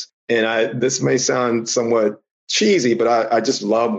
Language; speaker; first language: English; native; English